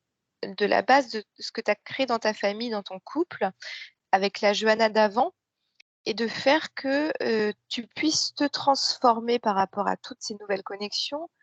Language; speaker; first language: French; native; French